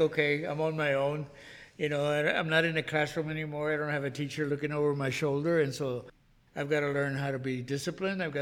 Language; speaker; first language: English; native; English